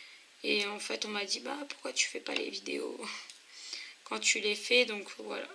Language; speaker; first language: French; native; French